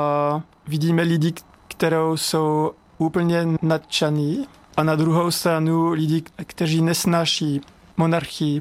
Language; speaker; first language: Czech; non-native, fluent; French